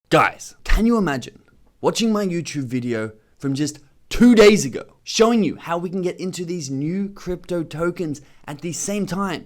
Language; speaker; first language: English; native; English